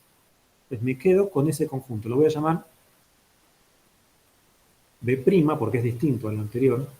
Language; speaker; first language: Spanish; native; Spanish